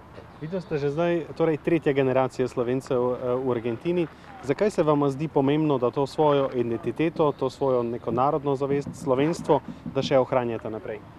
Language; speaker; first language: Slovenian; native; Slovenian